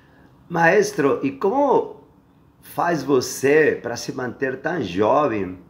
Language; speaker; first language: Portuguese; non-native, fluent; Spanish